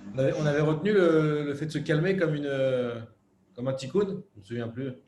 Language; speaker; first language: French; native; French